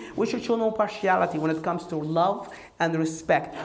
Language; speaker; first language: English; non-native, fluent; Arabic